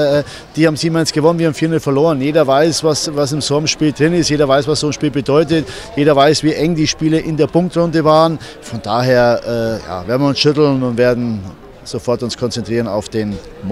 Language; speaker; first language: German; native; German